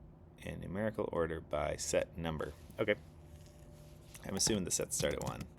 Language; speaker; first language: English; native; English